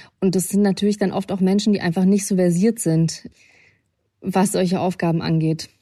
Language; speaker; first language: German; early bilingual, other home language; Russian